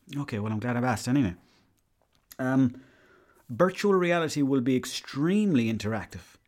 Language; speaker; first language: English; native; English